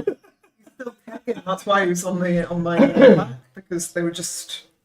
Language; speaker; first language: English; native; English